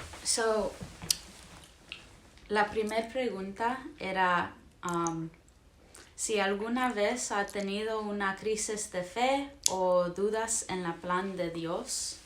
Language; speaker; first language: Spanish; early bilingual, heritage; English